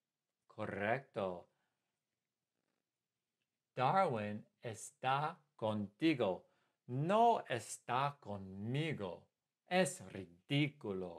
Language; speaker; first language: Spanish; non-native, fluent; English